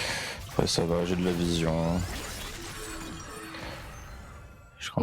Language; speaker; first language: French; native; French